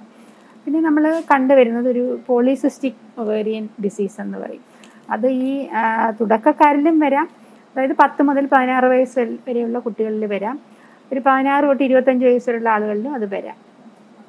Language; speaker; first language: Malayalam; native; Malayalam